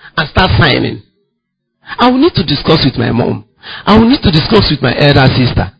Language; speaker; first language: English; non-native, local second language; Igbo